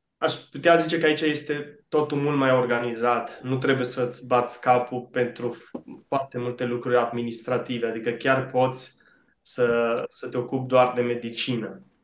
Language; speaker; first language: Romanian; early bilingual, heritage; Romanian